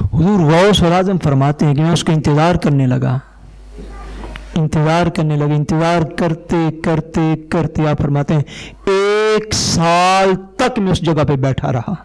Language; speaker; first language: Urdu; non-native, local second language; Punjabi